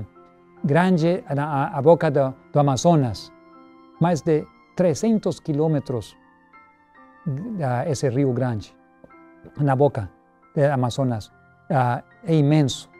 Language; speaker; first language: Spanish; non-native, learner; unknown